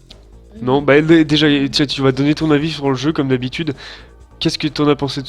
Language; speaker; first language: French; native; French